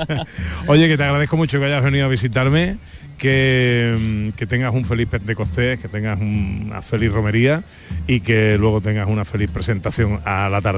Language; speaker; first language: Spanish; native; Spanish